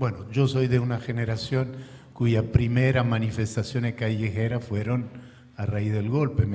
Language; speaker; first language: Spanish; non-native, fluent; Italian